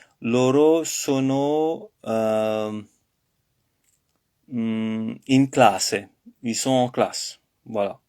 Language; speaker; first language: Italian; non-native, learner; French